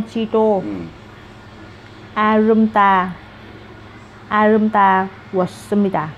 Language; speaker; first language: Korean; non-native, learner; Vietnamese